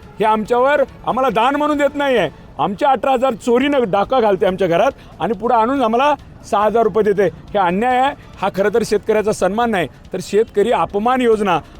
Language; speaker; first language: Marathi; native; Marathi